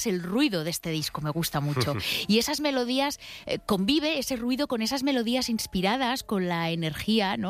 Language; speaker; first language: Spanish; native; Spanish